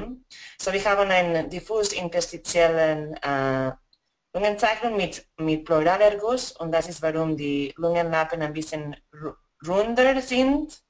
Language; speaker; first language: German; non-native, fluent; Spanish